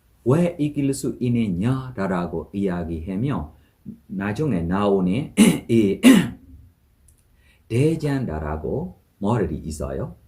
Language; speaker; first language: Korean; non-native, fluent; Burmese